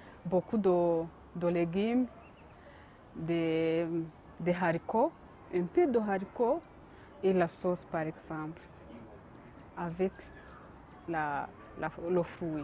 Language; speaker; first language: French; non-native, local second language; Kinyarwanda